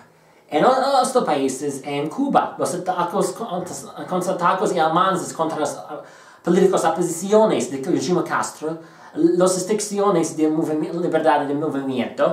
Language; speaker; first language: Spanish; non-native, learner; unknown